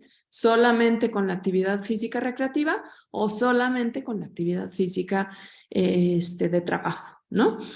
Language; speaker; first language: Spanish; native; Spanish